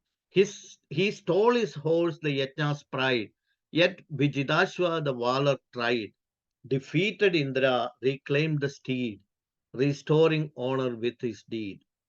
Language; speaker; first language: English; non-native, local second language; Malayalam